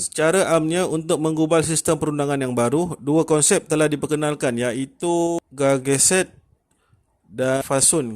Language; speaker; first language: Malay; native; Malay